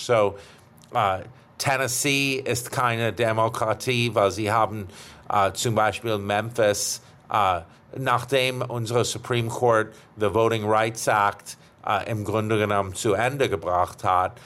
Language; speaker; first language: German; non-native, fluent; English